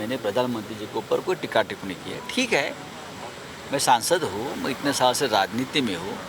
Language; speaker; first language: Hindi; non-native, local second language; Marathi